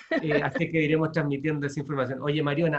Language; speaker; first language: Spanish; native; Spanish